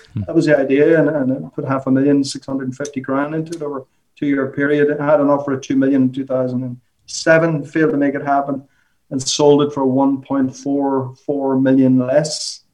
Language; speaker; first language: English; native; English